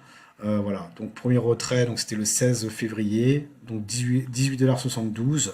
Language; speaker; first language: French; native; French